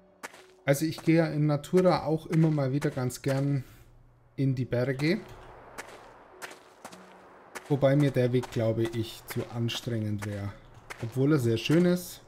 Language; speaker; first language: German; native; German